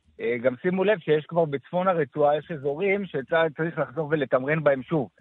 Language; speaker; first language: Hebrew; native; Hebrew